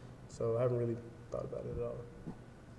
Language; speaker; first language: English; native; English